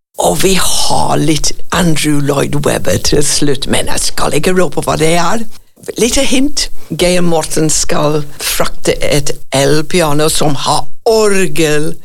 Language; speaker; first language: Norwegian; non-native, fluent; English